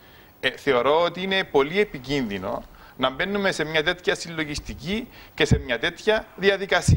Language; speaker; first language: Greek; native; Greek